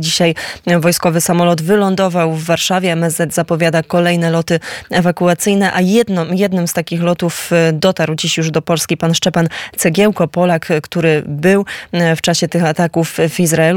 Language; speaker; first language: Polish; native; Polish